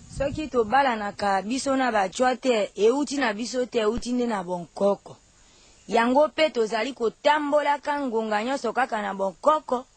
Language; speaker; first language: Lingala; non-native, local second language; Mongo